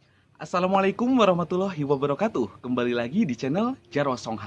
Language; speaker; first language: Indonesian; native; Indonesian